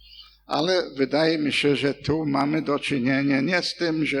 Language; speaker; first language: Polish; non-native, fluent; English